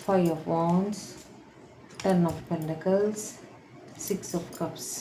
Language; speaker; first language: English; non-native, local second language; Malayalam